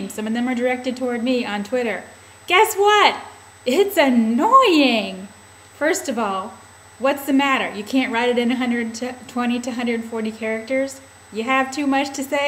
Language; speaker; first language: English; native; English